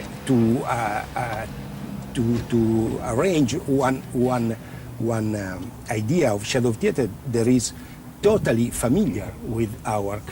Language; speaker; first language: English; non-native, learner; Italian